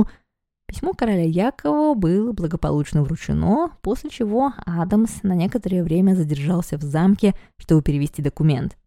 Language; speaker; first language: Russian; native; Russian